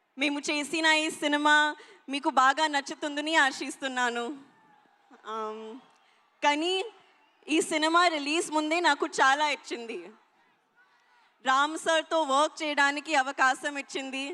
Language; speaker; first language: Telugu; non-native, learner; Hindi